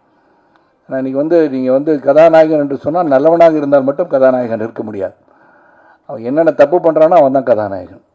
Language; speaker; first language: Tamil; native; Tamil